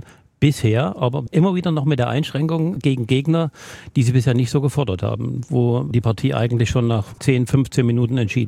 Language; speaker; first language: German; native; German